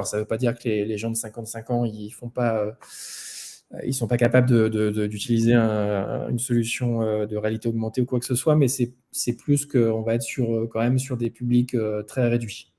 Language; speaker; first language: French; native; French